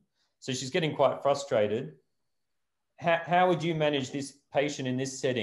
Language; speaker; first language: English; native; English